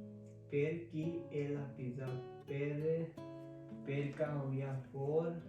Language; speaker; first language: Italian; non-native, fluent; Hindi